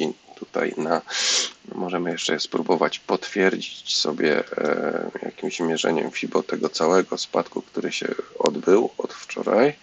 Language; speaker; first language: Polish; native; Polish